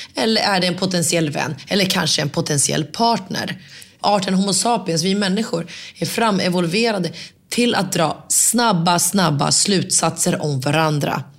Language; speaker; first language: Swedish; early bilingual, other home language; Finnish